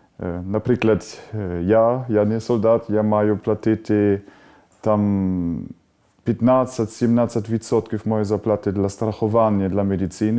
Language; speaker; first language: Ukrainian; non-native, learner; German